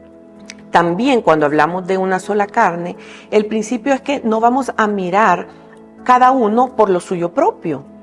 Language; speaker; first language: Spanish; native; Spanish